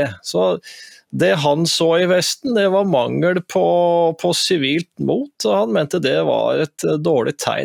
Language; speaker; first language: Norwegian; native; Norwegian